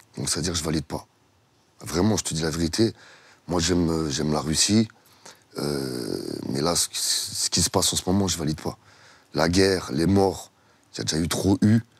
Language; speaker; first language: French; early bilingual, other home language; Russian